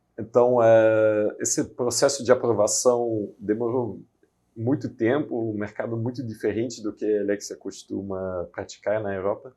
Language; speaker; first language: Portuguese; non-native, fluent; Dutch